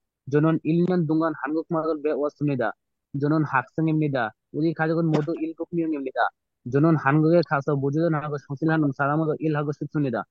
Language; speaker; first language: Korean; non-native, learner; Bangla